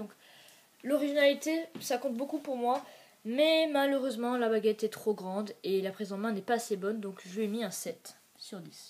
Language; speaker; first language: French; native; French